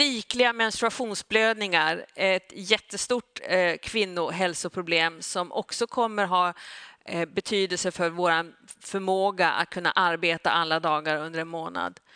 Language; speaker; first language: Swedish; native; Swedish